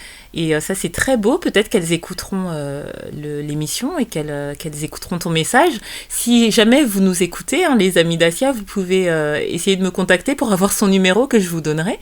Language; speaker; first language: French; native; French